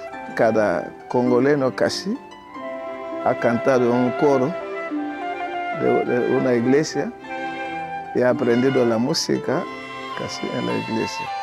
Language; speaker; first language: Spanish; non-native, learner; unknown